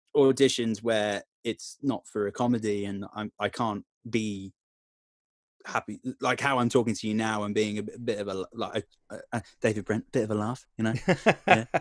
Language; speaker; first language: English; native; English